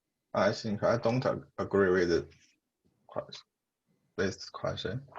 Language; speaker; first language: English; non-native, learner; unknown